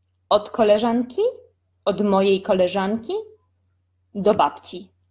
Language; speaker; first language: Polish; native; Polish